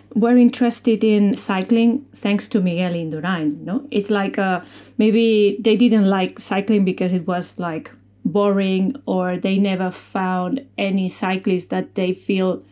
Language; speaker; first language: English; non-native, fluent; Spanish